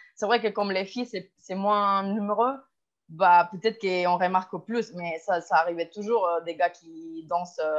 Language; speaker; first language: French; non-native, fluent; Spanish